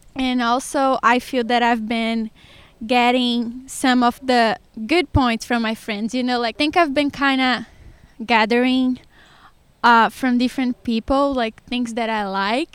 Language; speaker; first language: English; non-native, fluent; Portuguese